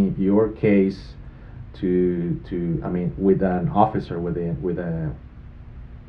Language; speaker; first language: English; non-native, fluent; Spanish